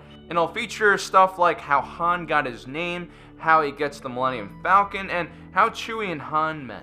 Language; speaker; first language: English; native; English